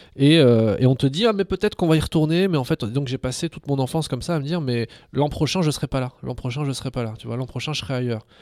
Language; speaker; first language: French; early bilingual, other home language; Arabic